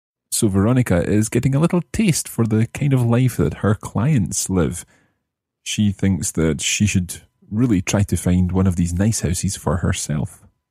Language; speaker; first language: English; native; English